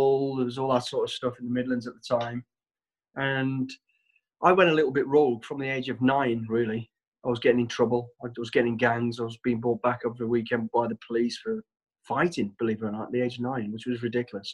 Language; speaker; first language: English; native; English